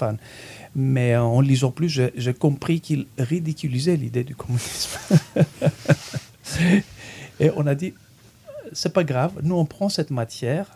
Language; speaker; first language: French; non-native, fluent; Greek